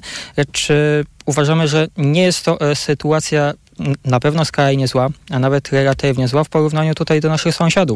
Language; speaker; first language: Polish; native; Polish